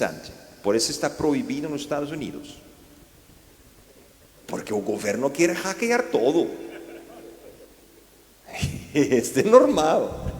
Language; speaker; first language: Portuguese; non-native, fluent; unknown